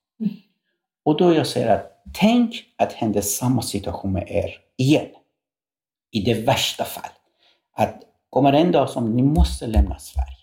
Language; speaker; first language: Swedish; non-native, fluent; Persian